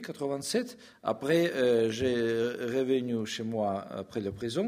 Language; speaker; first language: French; non-native, fluent; Russian